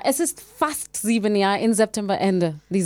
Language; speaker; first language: German; non-native, fluent; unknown